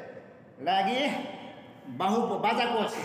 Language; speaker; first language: Indonesian; non-native, learner; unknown